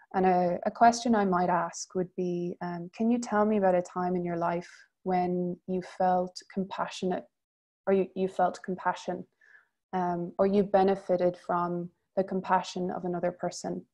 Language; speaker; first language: English; native; English